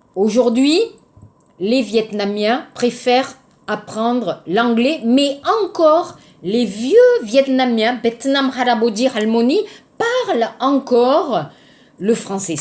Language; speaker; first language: French; native; French